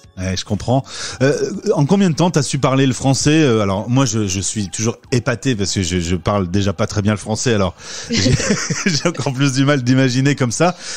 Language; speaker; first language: French; native; French